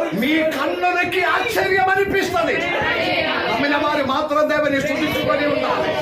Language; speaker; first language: Telugu; non-native, local second language; Malayalam